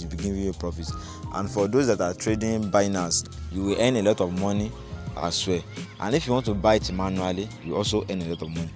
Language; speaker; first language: English; non-native, local second language; Yoruba